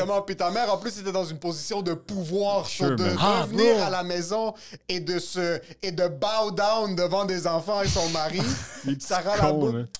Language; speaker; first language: French; native; French